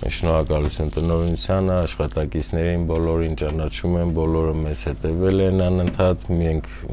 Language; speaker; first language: Armenian; native; Armenian